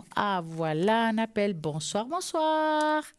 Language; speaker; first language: French; native; French